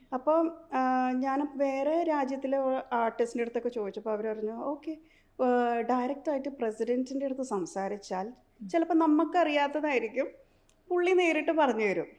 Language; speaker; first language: Malayalam; early bilingual, heritage; Malayalam